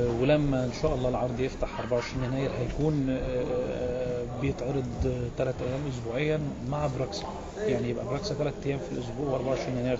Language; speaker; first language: Arabic; native; Arabic